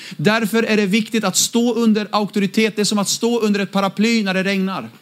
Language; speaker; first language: Swedish; early bilingual, other home language; Aramaic